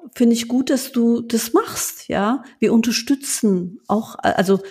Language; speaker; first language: German; early bilingual, other home language; Turkish